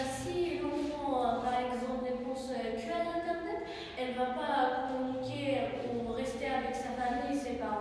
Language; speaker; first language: French; non-native, learner; Arabic